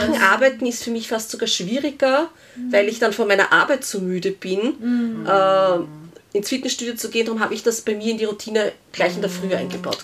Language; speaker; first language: German; native; German